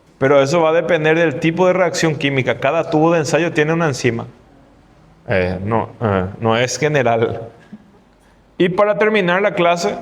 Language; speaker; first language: Spanish; non-native, fluent; Portuguese